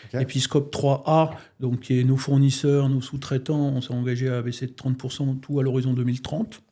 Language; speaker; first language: French; native; French